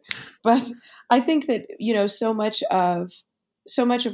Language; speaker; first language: English; native; English